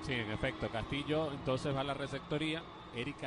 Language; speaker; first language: Spanish; native; Spanish